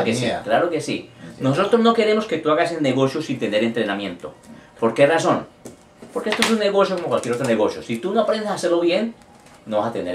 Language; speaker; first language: Spanish; native; Spanish